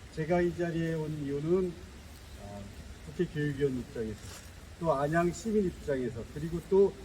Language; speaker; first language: Korean; native; Korean